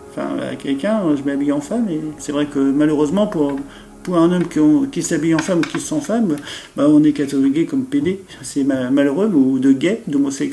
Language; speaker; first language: French; native; French